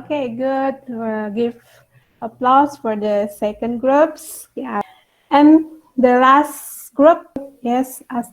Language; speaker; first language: English; non-native, fluent; Indonesian